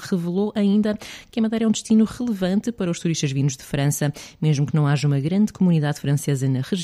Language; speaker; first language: Portuguese; native; Portuguese